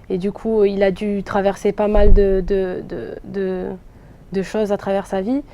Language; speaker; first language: French; native; French